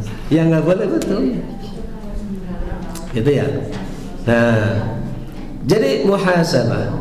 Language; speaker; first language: Indonesian; native; Indonesian